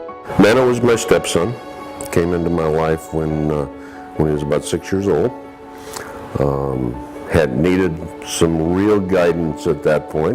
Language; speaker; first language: English; native; English